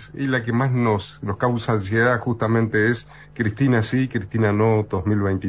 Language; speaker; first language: Spanish; native; Spanish